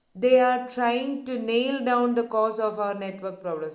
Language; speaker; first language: English; non-native, local second language; Malayalam